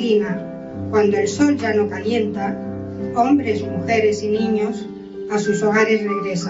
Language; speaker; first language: Spanish; native; Spanish